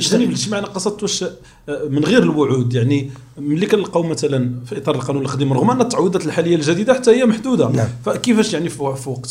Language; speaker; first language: Arabic; native; Arabic